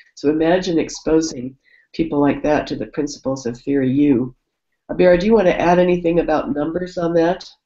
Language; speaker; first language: English; native; English